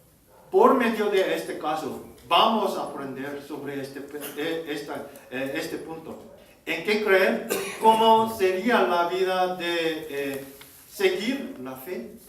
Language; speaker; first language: Spanish; non-native, learner; Korean